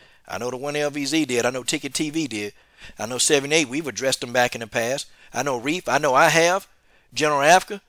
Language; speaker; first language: English; native; English